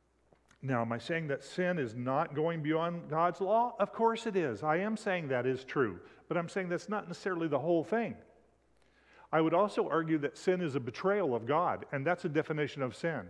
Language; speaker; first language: English; native; English